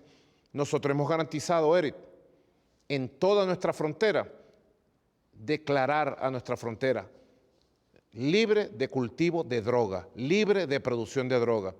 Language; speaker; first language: Spanish; native; Spanish